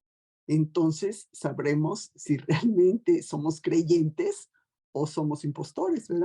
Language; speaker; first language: Spanish; native; Spanish